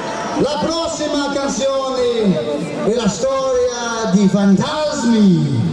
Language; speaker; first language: Italian; non-native, learner; English